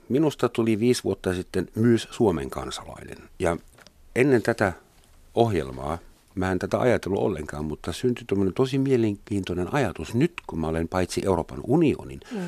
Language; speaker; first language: Finnish; non-native, fluent; German